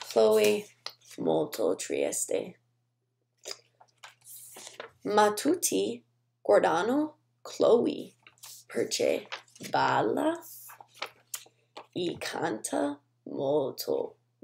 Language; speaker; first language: Italian; non-native, learner; English